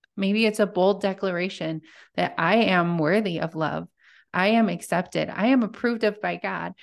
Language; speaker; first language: English; native; English